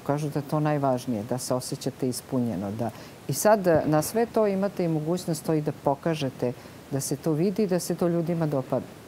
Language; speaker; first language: Serbian; native; Serbian